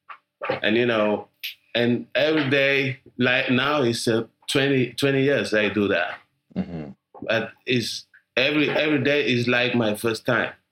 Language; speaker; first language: English; non-native, learner; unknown